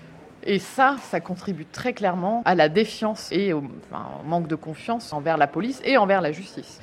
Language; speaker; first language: French; native; French